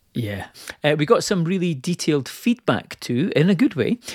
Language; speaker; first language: English; native; English